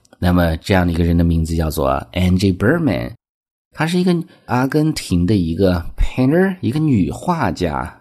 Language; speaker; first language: Chinese; native; Chinese